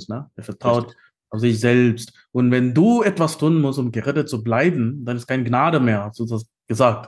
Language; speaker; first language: German; non-native, learner; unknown